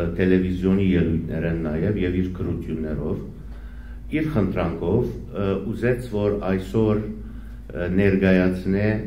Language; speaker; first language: Armenian; early bilingual, heritage; Armenian